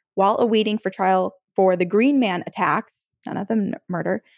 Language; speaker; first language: English; native; English